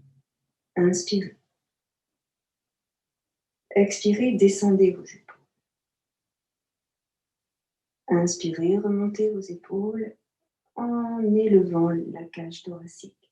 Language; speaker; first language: French; native; French